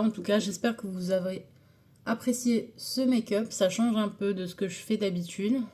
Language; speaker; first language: French; native; French